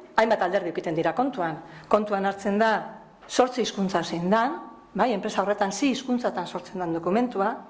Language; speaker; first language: Basque; native; Basque